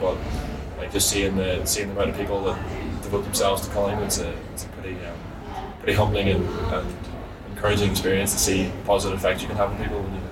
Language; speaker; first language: English; native; English